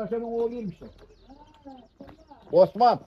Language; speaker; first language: Turkish; native; Turkish